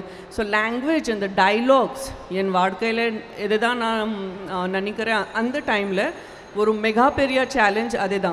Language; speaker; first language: Tamil; non-native, local second language; Gujarati